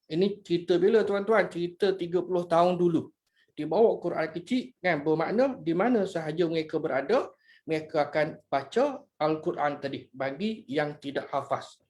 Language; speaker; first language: Malay; native; Malay